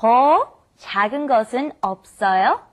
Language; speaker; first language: Korean; non-native, fluent; English